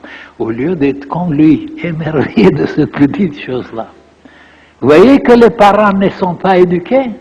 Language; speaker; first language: French; non-native, fluent; Bulgarian